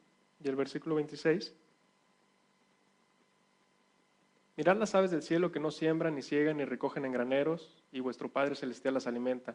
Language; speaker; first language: Spanish; native; Spanish